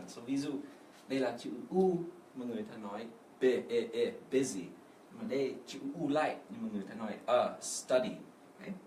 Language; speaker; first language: Vietnamese; non-native, fluent; English